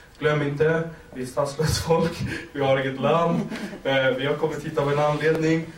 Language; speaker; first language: Swedish; early bilingual, other home language; Kurdish